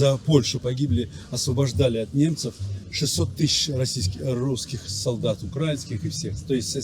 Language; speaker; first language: Russian; native; Russian